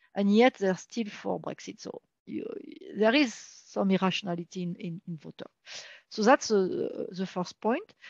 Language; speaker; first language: English; non-native, fluent; French